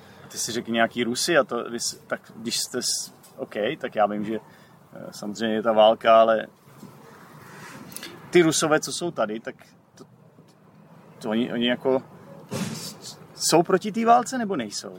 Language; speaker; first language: Czech; native; Czech